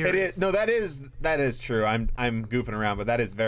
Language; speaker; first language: English; native; English